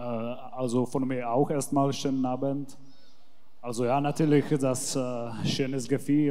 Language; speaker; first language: German; non-native, learner; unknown